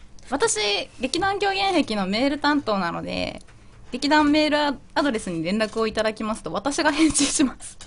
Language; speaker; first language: Japanese; native; Japanese